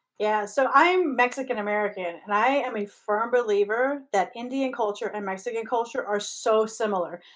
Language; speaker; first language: English; native; English